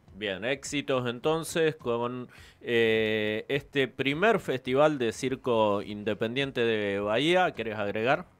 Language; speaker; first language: Spanish; native; Spanish